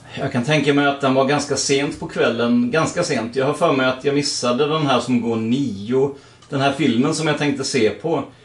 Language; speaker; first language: Swedish; native; Swedish